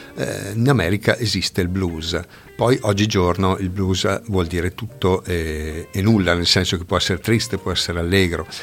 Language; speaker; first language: Italian; native; Italian